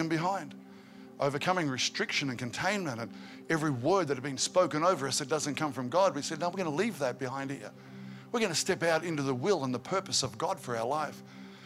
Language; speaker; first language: English; native; English